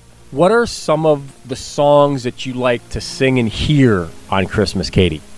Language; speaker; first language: English; native; English